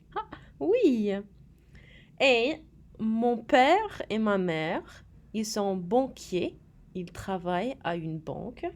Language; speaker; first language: French; non-native, fluent; English